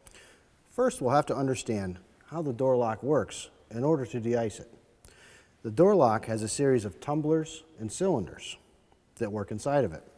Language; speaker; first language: English; native; English